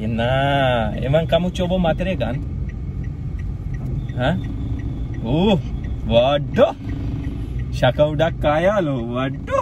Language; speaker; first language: Indonesian; non-native, learner; Urdu